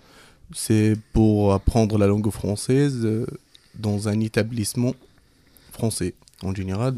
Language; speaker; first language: French; non-native, fluent; Arabic